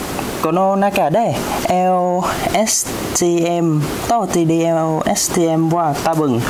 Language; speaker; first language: Japanese; non-native, learner; Vietnamese